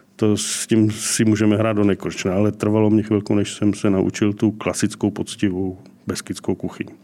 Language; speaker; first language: Czech; native; Czech